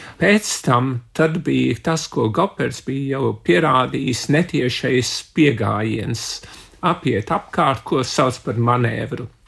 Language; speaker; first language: Latvian; early bilingual, heritage; Latvian